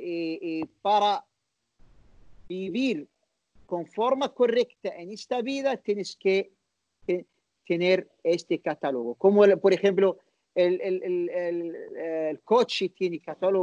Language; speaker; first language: Spanish; non-native, learner; Arabic